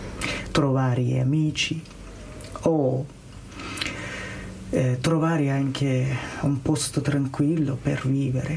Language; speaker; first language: Italian; non-native, learner; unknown